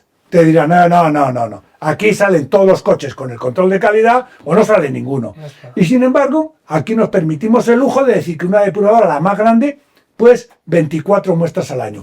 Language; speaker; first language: Spanish; native; Spanish